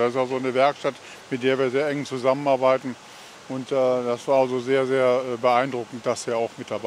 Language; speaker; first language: German; native; German